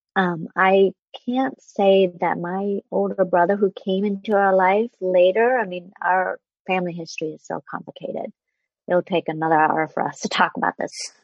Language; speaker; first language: English; non-native, fluent; Vietnamese